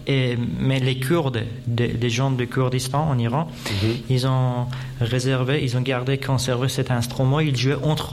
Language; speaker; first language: French; non-native, fluent; Persian